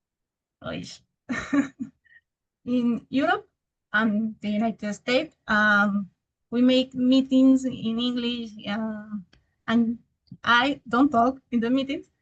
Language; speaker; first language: English; non-native, learner; Spanish